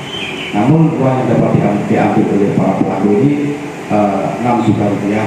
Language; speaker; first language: Indonesian; native; Indonesian